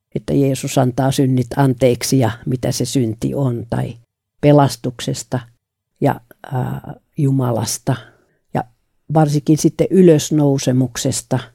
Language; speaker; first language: Finnish; native; Finnish